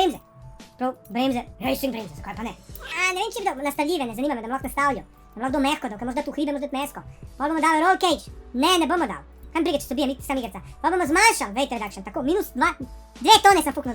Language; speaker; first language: Slovenian; native; Slovenian